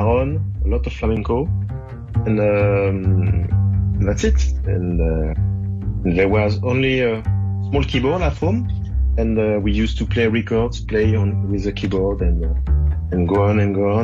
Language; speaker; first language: English; non-native, fluent; French